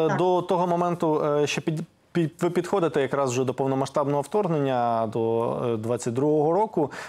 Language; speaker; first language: Ukrainian; native; Ukrainian